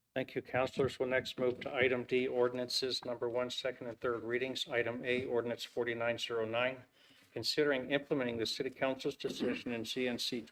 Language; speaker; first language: English; native; English